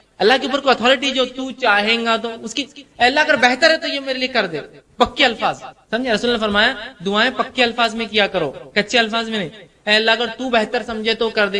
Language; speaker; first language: Urdu; native; Urdu